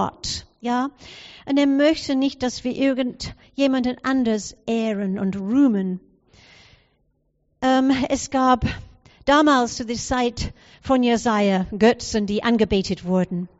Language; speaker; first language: German; non-native, fluent; English